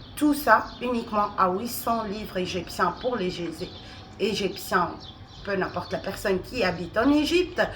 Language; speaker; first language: French; non-native, local second language; Arabic